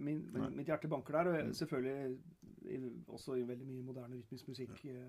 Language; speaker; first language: Norwegian; native; Norwegian